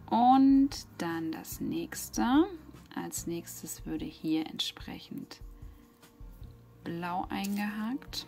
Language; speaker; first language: German; native; German